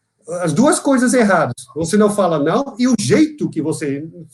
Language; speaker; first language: Portuguese; non-native, fluent; Dutch